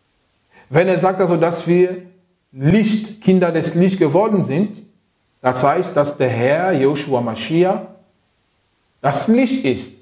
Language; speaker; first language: German; non-native, fluent; French